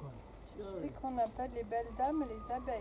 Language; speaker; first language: French; native; French